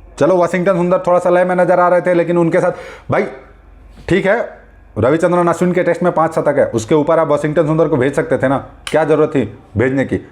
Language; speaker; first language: Hindi; native; Hindi